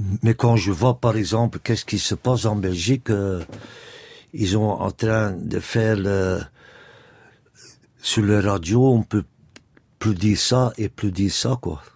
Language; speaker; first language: French; non-native, local second language; Dutch